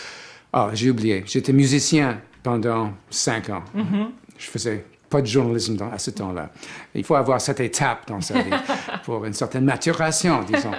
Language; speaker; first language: French; non-native, fluent; English